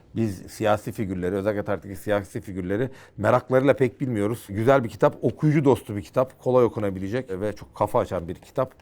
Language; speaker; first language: Turkish; native; Turkish